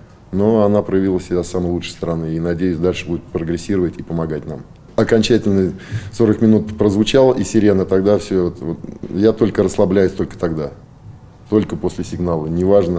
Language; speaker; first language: Russian; native; Russian